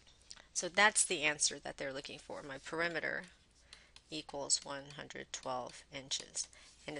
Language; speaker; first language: English; native; English